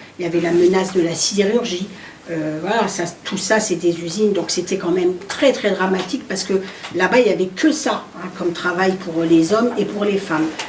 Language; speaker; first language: French; early bilingual, other home language; Arabic